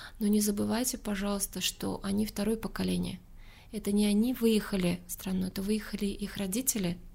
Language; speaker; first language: Russian; non-native, local second language; Tajik